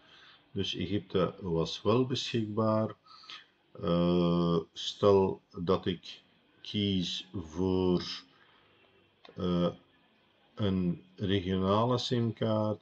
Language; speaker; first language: Dutch; non-native, fluent; Arabic